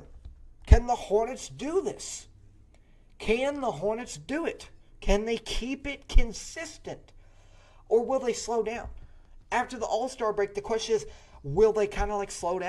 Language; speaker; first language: English; native; English